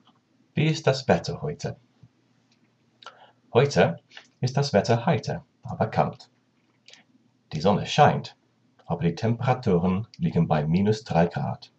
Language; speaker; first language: German; non-native, learner; English